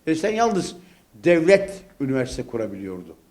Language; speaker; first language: Turkish; native; Turkish